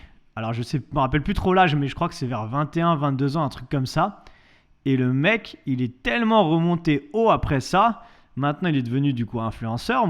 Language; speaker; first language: French; native; French